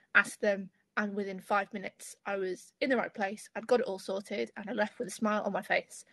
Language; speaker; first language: English; native; English